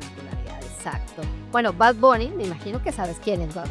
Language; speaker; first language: Spanish; native; Spanish